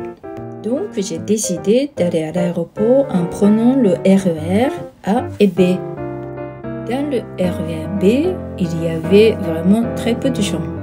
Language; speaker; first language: French; non-native, fluent; Japanese